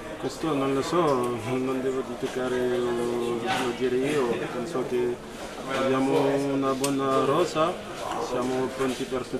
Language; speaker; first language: Italian; non-native, fluent; French